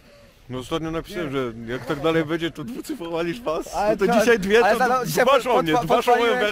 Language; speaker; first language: Polish; native; Polish